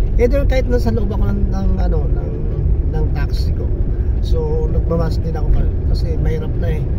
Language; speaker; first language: Filipino; non-native, local second language; Bikol